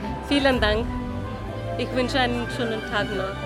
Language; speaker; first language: German; non-native, learner; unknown